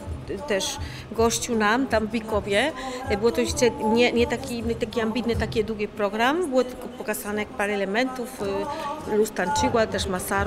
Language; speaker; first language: Polish; non-native, fluent; Spanish